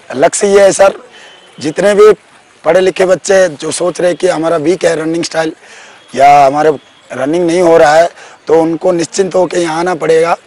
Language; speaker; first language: Hindi; non-native, local second language; Odia